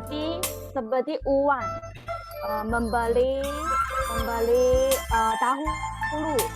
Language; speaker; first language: Indonesian; non-native, learner; Chinese